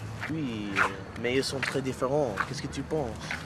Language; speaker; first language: French; non-native, learner; English